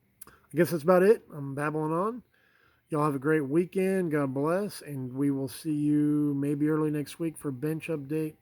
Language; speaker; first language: English; native; English